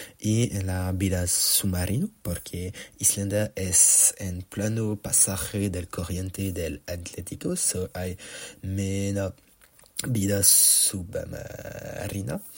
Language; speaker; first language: Spanish; non-native, learner; French